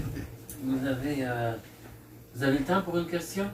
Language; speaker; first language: French; native; French